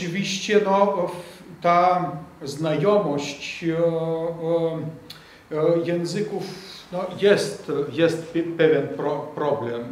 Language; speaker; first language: Polish; non-native, fluent; Lithuanian